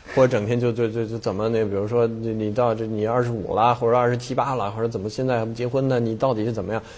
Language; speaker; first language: Chinese; non-native, fluent; French